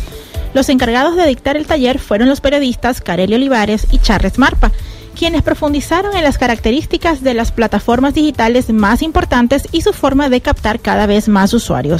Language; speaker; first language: Spanish; native; Spanish